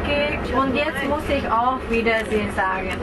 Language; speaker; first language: German; non-native, learner; Hungarian